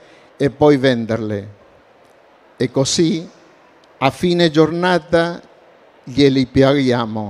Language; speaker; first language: Italian; non-native, learner; Spanish